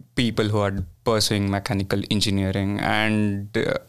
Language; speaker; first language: English; non-native, local second language; Kannada